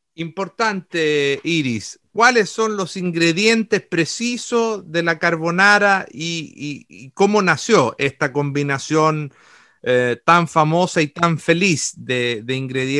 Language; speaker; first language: Spanish; native; Spanish